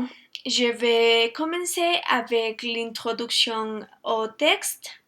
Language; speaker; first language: French; non-native, learner; Spanish